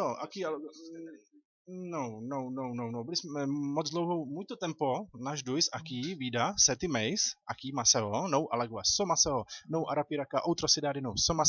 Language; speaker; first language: Portuguese; non-native, learner; Czech